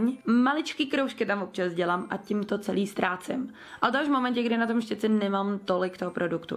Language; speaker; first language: Czech; native; Czech